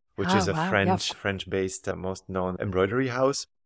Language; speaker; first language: English; non-native, fluent; Slovak